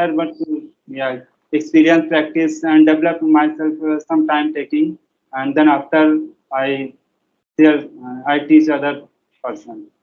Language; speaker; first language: English; non-native, learner; Hindi